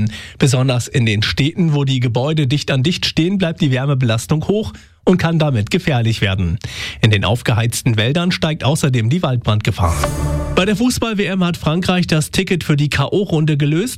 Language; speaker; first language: German; native; German